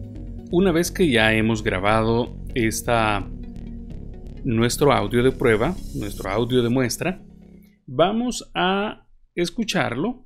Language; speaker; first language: Spanish; native; Spanish